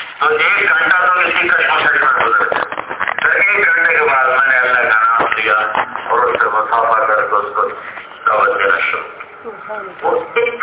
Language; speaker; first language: Urdu; non-native, local second language; Punjabi